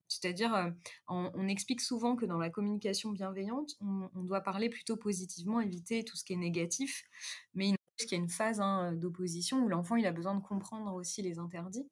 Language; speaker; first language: French; native; French